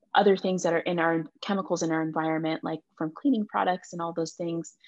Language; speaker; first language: English; native; English